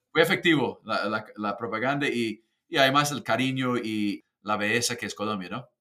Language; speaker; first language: Spanish; non-native, fluent; English